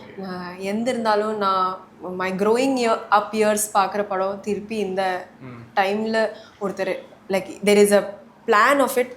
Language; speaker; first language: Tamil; early bilingual, heritage; Tamil